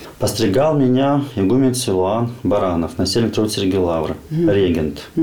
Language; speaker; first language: Russian; native; Russian